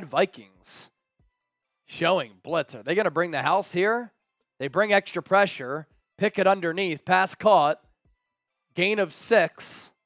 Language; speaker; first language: English; native; English